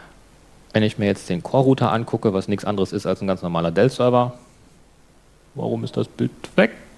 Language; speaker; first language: German; native; German